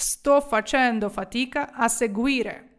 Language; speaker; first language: Italian; non-native, fluent; Ukrainian